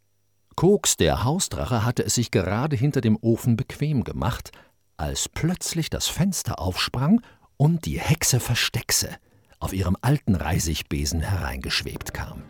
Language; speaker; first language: German; native; German